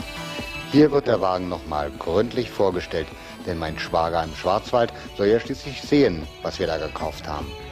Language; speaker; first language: German; native; German